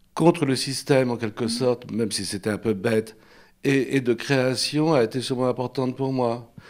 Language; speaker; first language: French; native; French